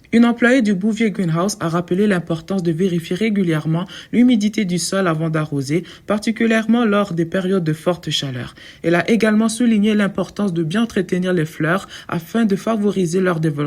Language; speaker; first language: French; native; French